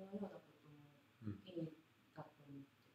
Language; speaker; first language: Japanese; non-native, fluent; Korean